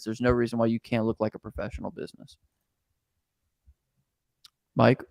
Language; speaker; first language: English; native; English